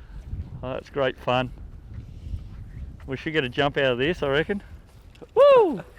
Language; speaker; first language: English; native; English